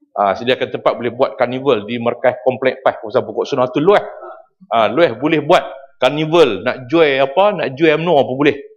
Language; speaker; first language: Malay; native; Malay